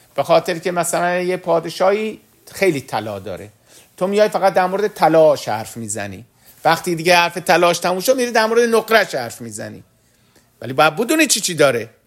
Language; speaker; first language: Persian; early bilingual, heritage; Persian